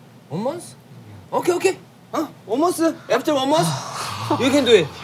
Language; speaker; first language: English; non-native, learner; Korean